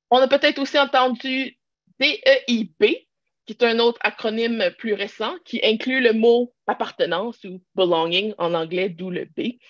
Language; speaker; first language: French; native; French